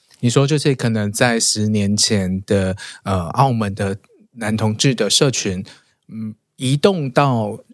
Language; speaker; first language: Chinese; native; Chinese